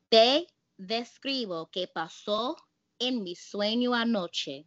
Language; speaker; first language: Spanish; non-native, fluent; English